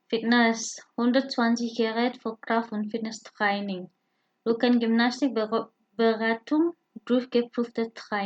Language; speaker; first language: German; non-native, fluent; Indonesian